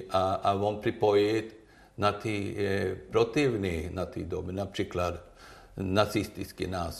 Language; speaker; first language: Czech; non-native, learner; Swedish